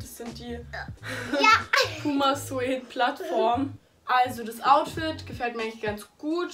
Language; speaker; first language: German; native; German